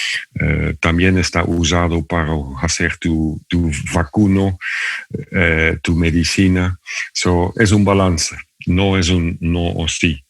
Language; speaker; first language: Spanish; non-native, fluent; Dutch